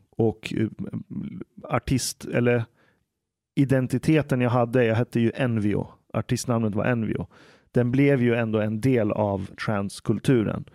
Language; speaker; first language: Swedish; early bilingual, other home language; Persian